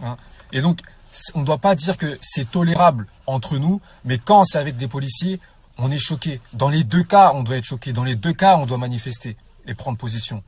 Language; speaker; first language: French; native; French